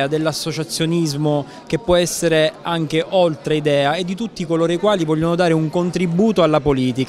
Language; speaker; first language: Italian; native; Italian